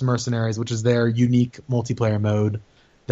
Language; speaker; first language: English; native; English